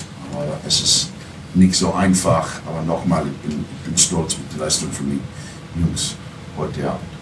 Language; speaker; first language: German; non-native, learner; English